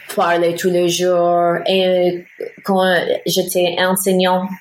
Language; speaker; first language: French; non-native, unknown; English